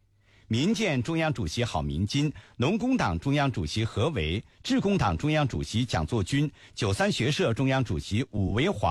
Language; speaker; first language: Chinese; native; Chinese